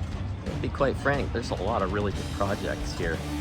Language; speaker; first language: English; native; English